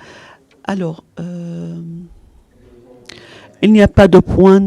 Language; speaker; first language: French; non-native, fluent; Arabic